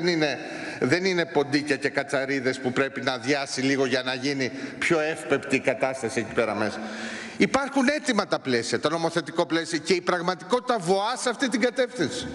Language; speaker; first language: Greek; native; Greek